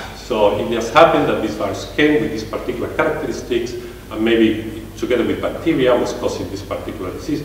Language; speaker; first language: English; non-native, fluent; Spanish